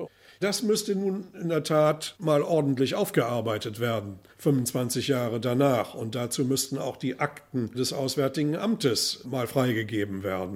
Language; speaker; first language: German; native; German